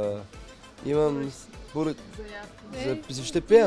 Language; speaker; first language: Bulgarian; non-native, learner; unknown